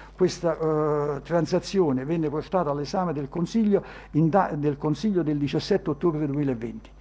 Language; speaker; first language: Italian; native; Italian